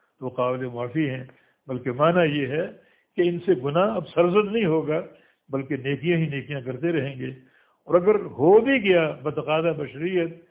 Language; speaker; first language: Urdu; native; Urdu